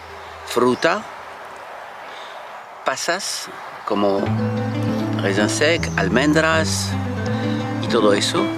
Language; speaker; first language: Spanish; non-native, learner; French